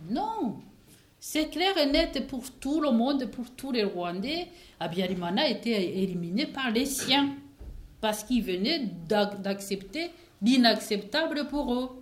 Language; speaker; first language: French; non-native, local second language; Kinyarwanda